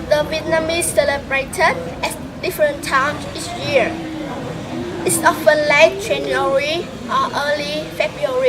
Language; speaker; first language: English; non-native, learner; Vietnamese